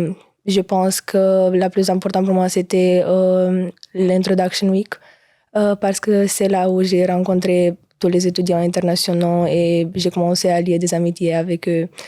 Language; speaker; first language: French; non-native, learner; Romanian